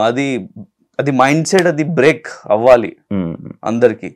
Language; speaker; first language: Telugu; non-native, fluent; Urdu